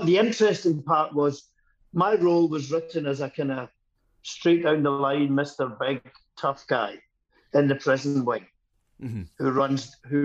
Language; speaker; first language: English; native; English